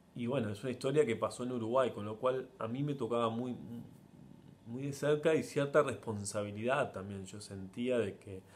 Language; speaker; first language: Spanish; native; Spanish